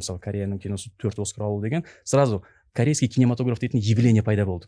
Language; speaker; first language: Russian; non-native, local second language; Kazakh